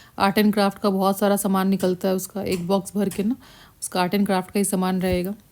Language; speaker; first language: Hindi; native; Hindi